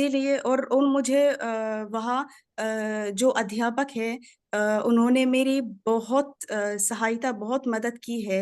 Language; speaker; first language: Hindi; non-native, fluent; Arabic